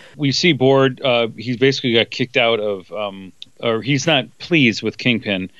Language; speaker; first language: English; native; English